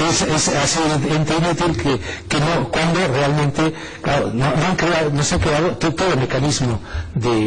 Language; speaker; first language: Spanish; native; Spanish